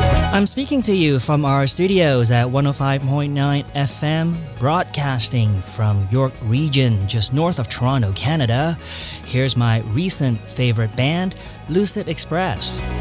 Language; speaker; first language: English; non-native, local second language; Cantonese